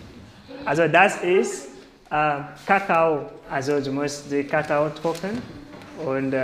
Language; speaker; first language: German; non-native, learner; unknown